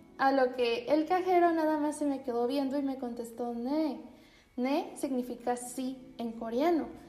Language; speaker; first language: Spanish; native; Spanish